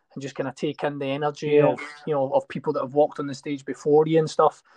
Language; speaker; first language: English; native; English